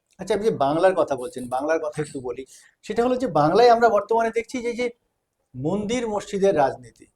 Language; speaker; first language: Bangla; native; Bangla